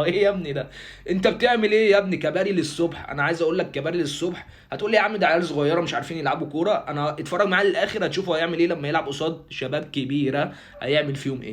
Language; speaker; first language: Arabic; native; Arabic